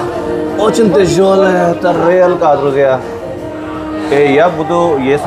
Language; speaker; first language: Russian; non-native, learner; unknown